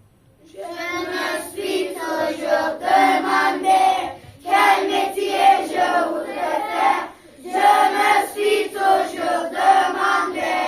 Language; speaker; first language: French; non-native, learner; Turkish